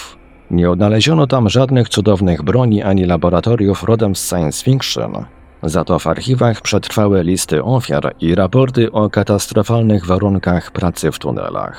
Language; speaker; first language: Polish; native; Polish